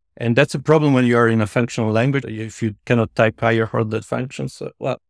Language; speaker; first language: English; non-native, fluent; Italian